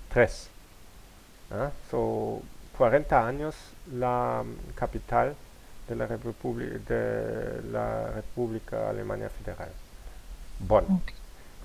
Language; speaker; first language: Spanish; non-native, learner; German